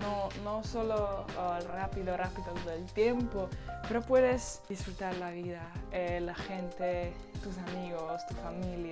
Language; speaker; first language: Spanish; non-native, learner; Slovak